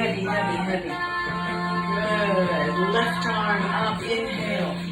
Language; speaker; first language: English; native; English